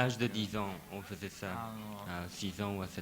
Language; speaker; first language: French; non-native, fluent; Japanese